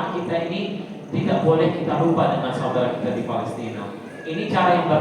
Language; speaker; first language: Indonesian; non-native, fluent; Arabic